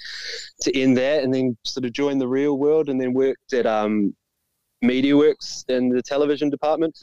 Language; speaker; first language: English; native; English